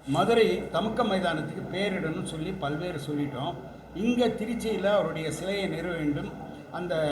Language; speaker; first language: Tamil; non-native, local second language; Telugu